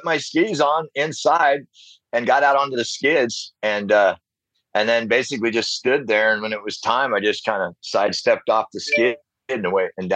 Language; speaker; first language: English; native; English